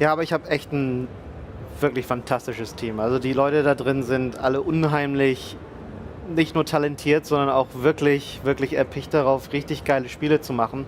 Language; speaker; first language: German; native; German